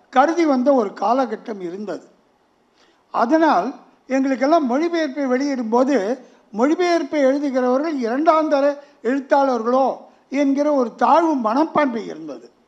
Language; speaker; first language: Tamil; native; Tamil